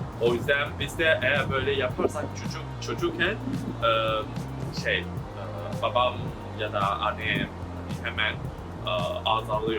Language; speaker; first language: Turkish; non-native, learner; Chinese